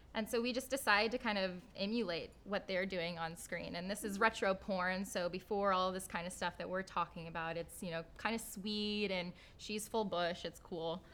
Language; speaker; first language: English; native; English